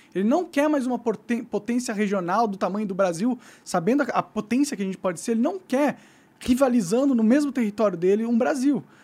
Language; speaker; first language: Portuguese; native; Portuguese